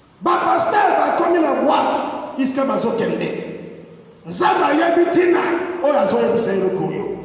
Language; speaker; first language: Lingala; non-native, fluent; Igbo